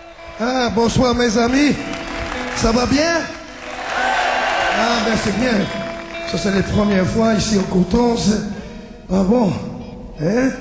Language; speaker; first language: French; non-native, learner; English